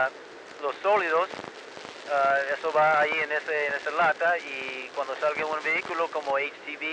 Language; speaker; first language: Spanish; early bilingual, heritage; Spanish